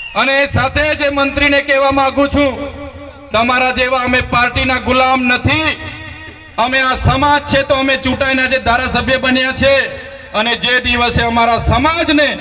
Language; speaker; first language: Gujarati; non-native, local second language; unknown